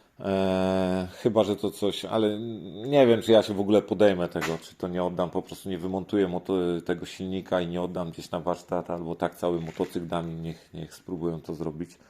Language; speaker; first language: Polish; native; Polish